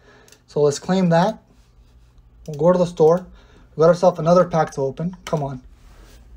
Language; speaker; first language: English; native; English